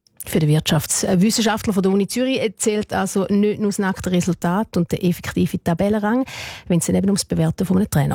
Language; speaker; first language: German; native; German